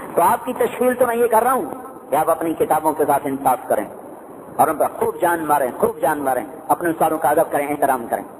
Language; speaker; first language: Urdu; non-native, local second language; Punjabi